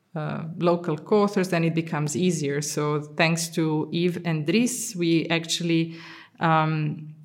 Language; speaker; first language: English; non-native, fluent; Serbian